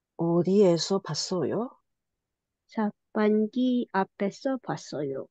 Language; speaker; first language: Korean; non-native, learner; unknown